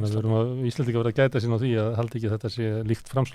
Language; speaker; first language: Icelandic; native; Icelandic